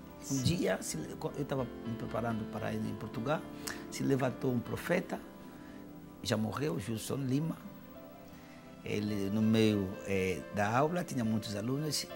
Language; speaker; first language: Portuguese; non-native, fluent; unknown